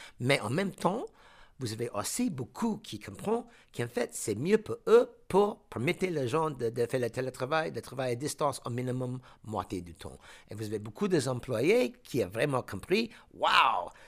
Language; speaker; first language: French; non-native, fluent; English